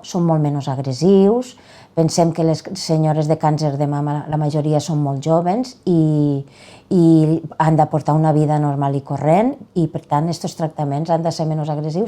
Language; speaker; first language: Catalan; native; Catalan